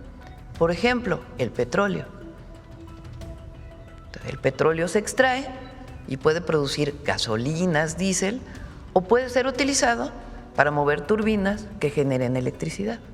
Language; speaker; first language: Spanish; native; Spanish